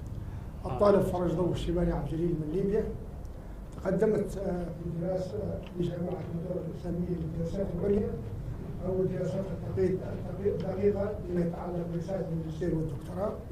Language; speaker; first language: Arabic; native; Arabic